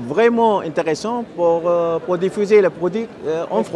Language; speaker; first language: French; non-native, learner; Malay